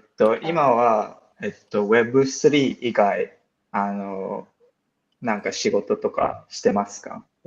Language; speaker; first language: Japanese; non-native, fluent; English